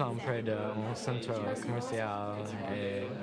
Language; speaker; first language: French; non-native, learner; English